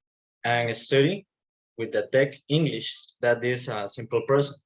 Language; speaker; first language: English; non-native, learner; Spanish